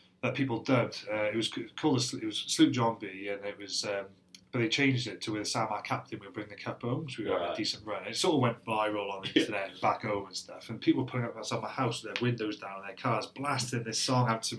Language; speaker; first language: English; native; English